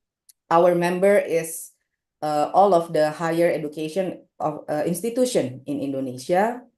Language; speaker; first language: English; non-native, local second language; Indonesian